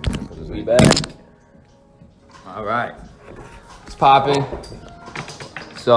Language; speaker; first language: English; native; English